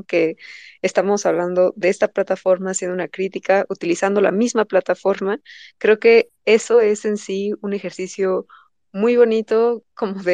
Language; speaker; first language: Spanish; native; Spanish